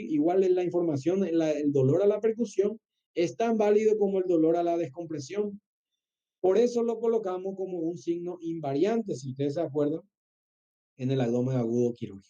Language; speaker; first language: Spanish; native; Spanish